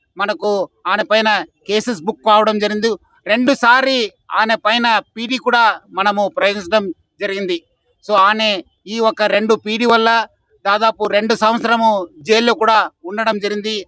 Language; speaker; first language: Telugu; non-native, fluent; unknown